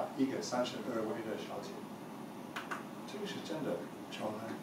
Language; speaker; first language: Chinese; non-native, learner; English